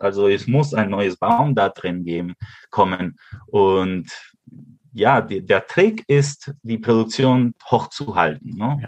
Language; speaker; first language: German; early bilingual, heritage; Spanish